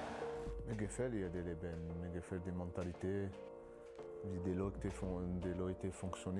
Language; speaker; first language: German; non-native, learner; French